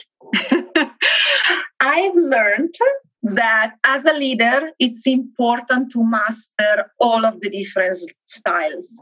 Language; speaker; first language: English; non-native, fluent; Italian